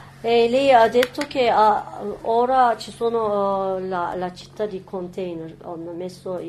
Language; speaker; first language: Italian; non-native, learner; Turkish